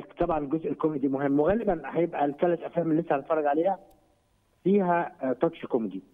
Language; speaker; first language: Egyptian Arabic; native; Egyptian Arabic